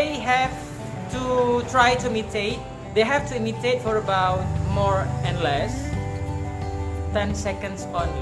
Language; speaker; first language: English; non-native, learner; Indonesian